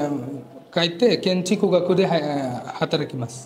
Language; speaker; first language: Japanese; non-native, learner; Bangla